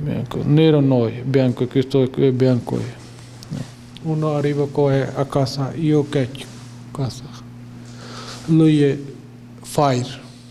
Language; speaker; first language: Italian; non-native, learner; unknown